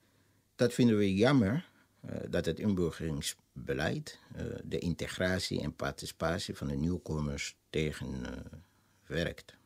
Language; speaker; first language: Dutch; non-native, fluent; Lingala